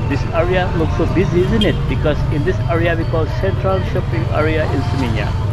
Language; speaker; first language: English; non-native, learner; Indonesian